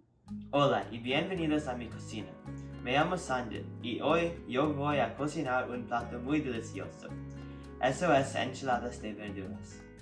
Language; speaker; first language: Spanish; non-native, learner; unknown